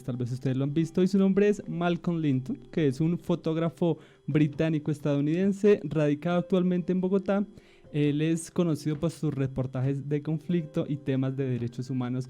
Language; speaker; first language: Spanish; native; Spanish